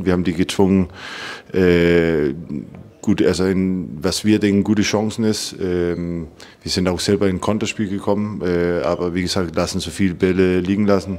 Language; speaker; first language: German; non-native, fluent; Danish